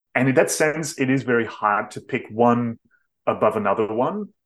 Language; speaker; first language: English; non-native, fluent; Dutch